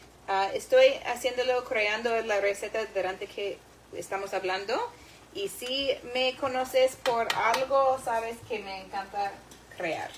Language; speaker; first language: Spanish; non-native, learner; English